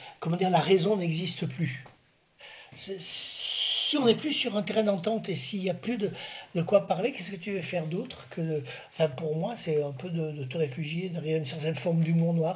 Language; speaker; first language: French; native; French